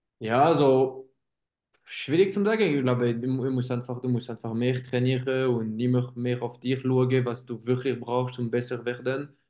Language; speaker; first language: German; non-native, local second language; French